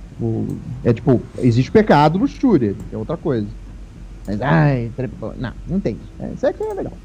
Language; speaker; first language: Portuguese; native; Portuguese